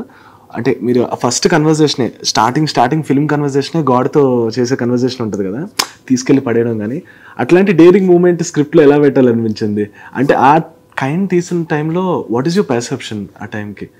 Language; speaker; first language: Telugu; native; Telugu